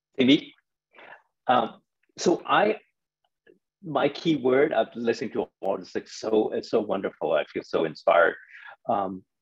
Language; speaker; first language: English; non-native, local second language; Cantonese